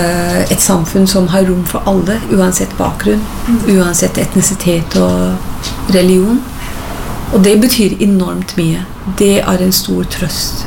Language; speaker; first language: Norwegian; non-native, fluent; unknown